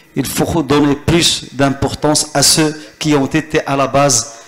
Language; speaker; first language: French; non-native, local second language; Arabic